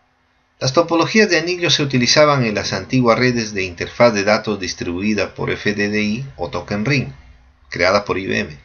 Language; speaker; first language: Spanish; native; Spanish